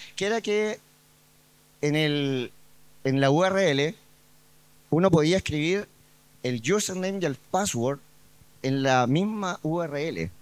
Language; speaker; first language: Spanish; native; Spanish